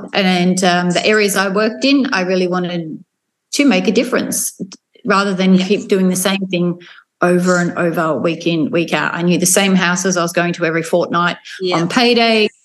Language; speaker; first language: English; native; English